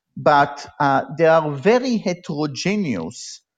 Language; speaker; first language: English; non-native, fluent; Hebrew